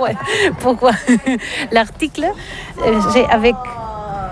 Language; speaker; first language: French; non-native, learner; Catalan